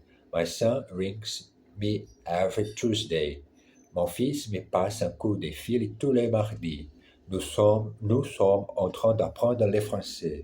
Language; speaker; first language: French; non-native, learner; German